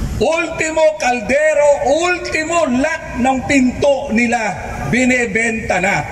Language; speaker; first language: Filipino; native; Filipino